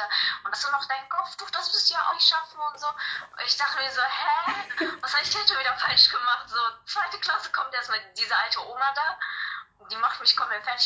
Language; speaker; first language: German; early bilingual, other home language; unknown